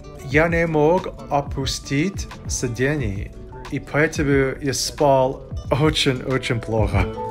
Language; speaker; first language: Russian; non-native, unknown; English